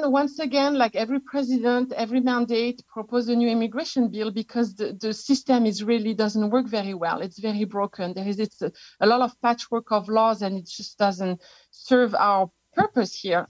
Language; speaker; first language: English; non-native, fluent; French